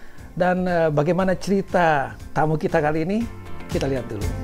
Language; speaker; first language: Indonesian; native; Indonesian